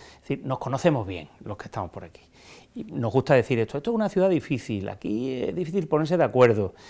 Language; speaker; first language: Spanish; native; Spanish